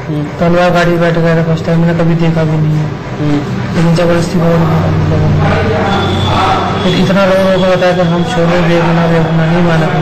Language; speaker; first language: Hindi; native; Hindi